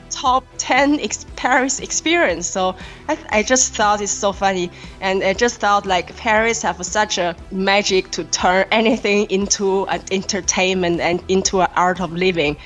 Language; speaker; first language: English; non-native, fluent; Chinese